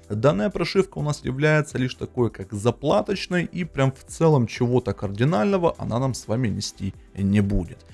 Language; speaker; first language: Russian; native; Russian